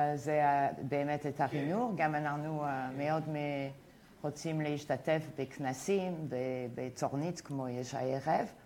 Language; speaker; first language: Hebrew; non-native, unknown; French